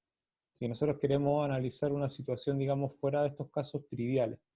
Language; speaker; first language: Spanish; native; Spanish